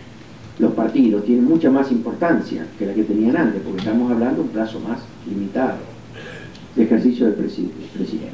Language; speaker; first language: Spanish; native; Spanish